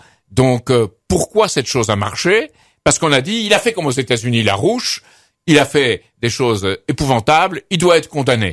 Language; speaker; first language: French; native; French